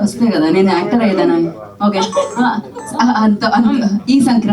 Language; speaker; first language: Telugu; native; Telugu